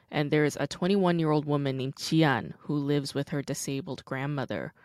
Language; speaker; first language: English; native; English